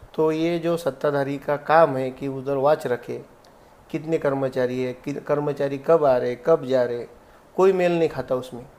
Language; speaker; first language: Hindi; non-native, local second language; Marathi